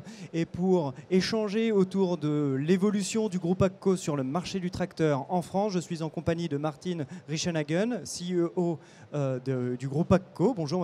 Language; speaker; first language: French; native; French